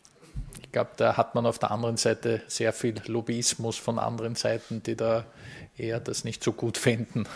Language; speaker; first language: German; native; German